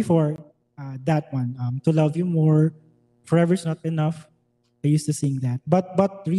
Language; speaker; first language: English; non-native, local second language; Filipino